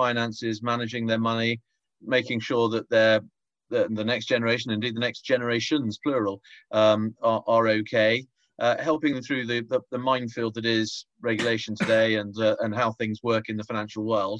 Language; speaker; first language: English; native; English